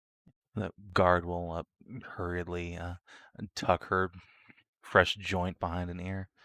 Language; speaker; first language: English; native; English